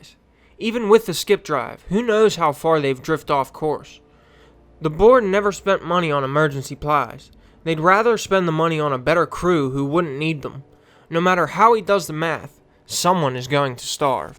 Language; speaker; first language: English; native; English